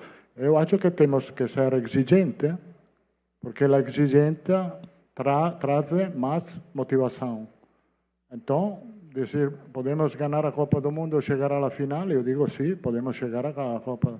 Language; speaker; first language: Portuguese; non-native, fluent; Italian